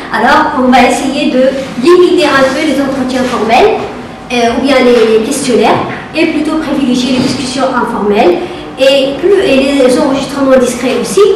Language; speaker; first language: French; non-native, local second language; Arabic